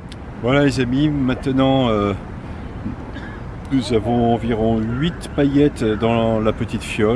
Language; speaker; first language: French; native; French